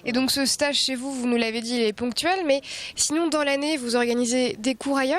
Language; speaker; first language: French; native; French